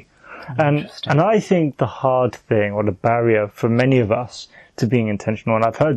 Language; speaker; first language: English; native; English